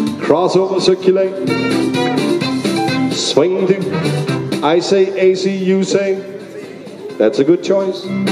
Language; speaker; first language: English; non-native, fluent; Danish